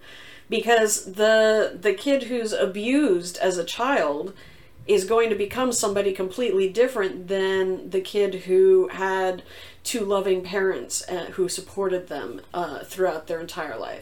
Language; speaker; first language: English; native; English